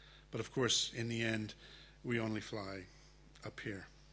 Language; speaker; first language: English; early bilingual, other home language; Spanish